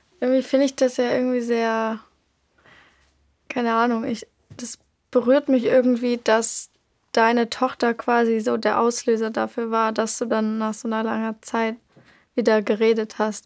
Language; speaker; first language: German; native; German